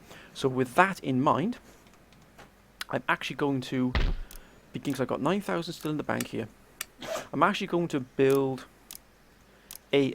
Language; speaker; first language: English; native; English